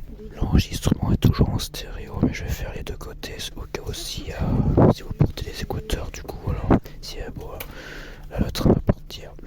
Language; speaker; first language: French; native; French